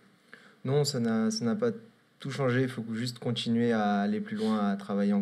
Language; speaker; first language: French; native; French